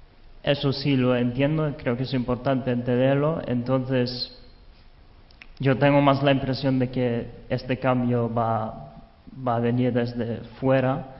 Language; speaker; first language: Spanish; non-native, fluent; German